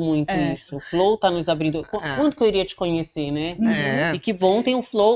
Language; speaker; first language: Portuguese; native; Portuguese